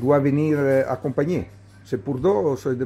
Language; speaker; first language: French; non-native, learner; Italian